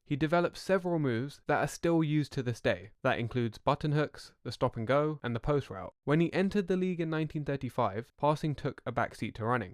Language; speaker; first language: English; native; English